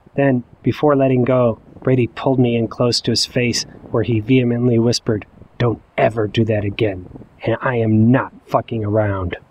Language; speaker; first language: English; native; English